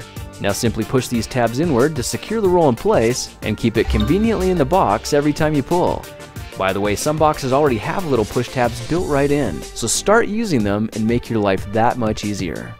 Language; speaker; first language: English; native; English